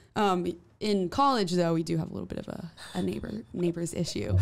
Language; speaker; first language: English; native; English